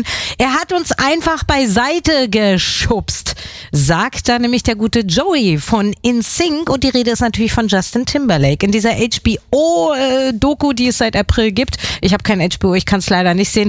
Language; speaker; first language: German; native; German